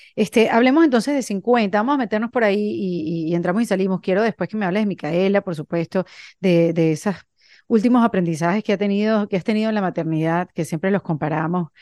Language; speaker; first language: Spanish; native; Spanish